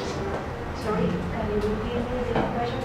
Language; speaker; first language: English; non-native, learner; Spanish